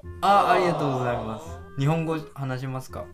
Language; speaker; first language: Japanese; native; Japanese